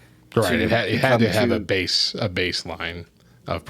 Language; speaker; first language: English; native; English